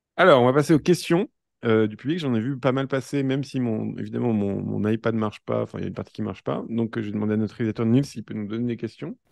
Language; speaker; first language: French; native; French